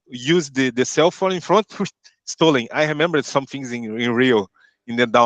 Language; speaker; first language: English; non-native, learner; Portuguese